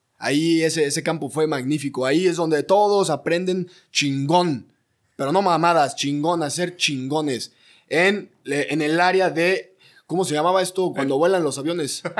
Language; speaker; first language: Spanish; native; Spanish